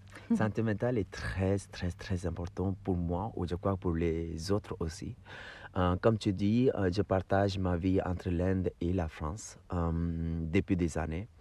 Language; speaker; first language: French; non-native, fluent; Hindi